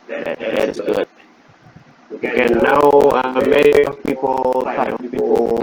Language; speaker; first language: English; non-native, learner; Indonesian